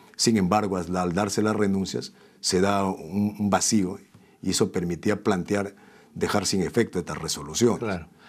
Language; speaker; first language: Spanish; native; Spanish